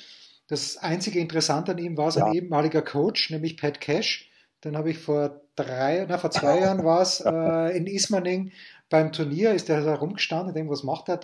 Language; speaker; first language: German; native; German